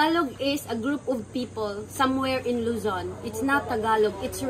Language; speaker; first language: English; non-native, local second language; Cebuano